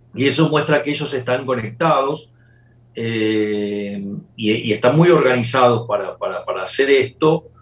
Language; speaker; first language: Spanish; native; Spanish